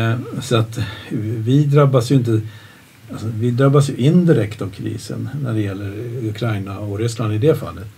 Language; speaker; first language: Swedish; native; Swedish